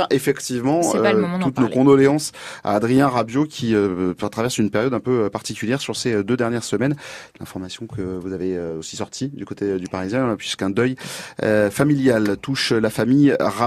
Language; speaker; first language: French; native; French